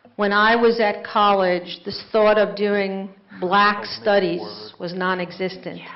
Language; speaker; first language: English; native; English